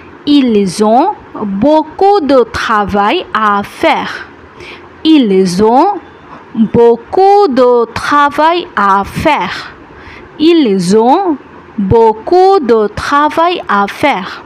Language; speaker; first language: French; non-native, fluent; Bangla